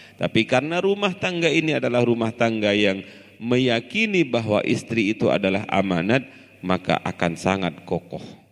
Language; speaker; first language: Indonesian; non-native, local second language; Javanese